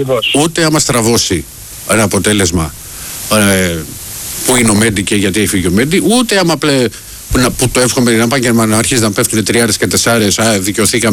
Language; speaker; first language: Greek; native; Greek